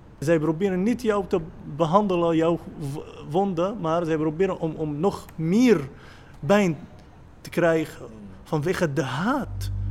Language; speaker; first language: Dutch; non-native, learner; Arabic